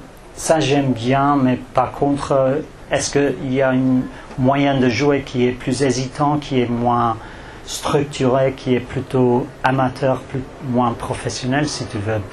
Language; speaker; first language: French; non-native, fluent; English